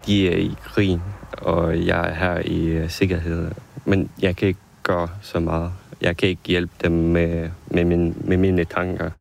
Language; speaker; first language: Danish; non-native, fluent; Ukrainian